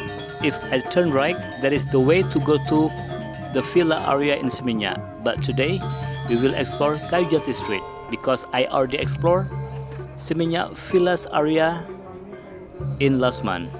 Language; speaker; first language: English; non-native, learner; Indonesian